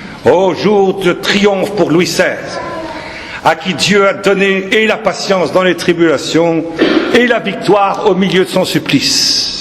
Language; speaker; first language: French; native; French